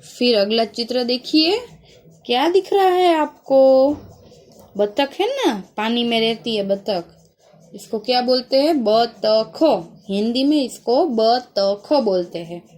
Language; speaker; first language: Hindi; non-native, local second language; Gujarati